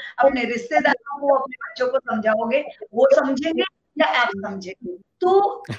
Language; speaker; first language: Hindi; native; Hindi